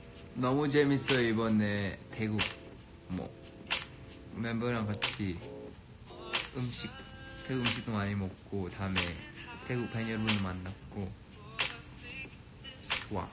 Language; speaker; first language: Korean; non-native, fluent; Thai